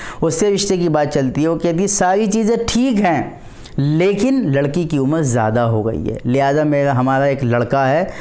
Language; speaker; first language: Urdu; native; Urdu